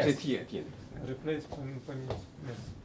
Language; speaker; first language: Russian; native; Russian